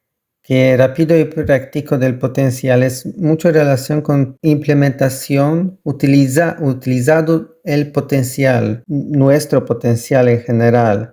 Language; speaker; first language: Spanish; non-native, learner; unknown